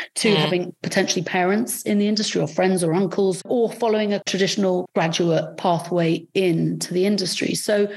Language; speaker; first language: English; early bilingual, other home language; Arabic